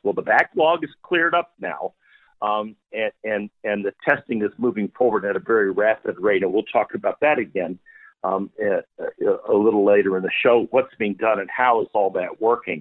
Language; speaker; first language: English; native; English